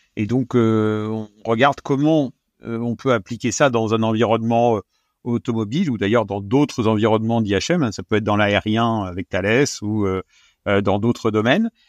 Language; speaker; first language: French; native; French